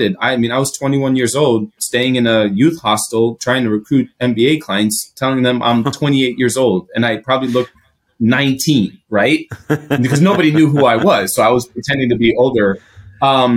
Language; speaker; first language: English; non-native, fluent; Greek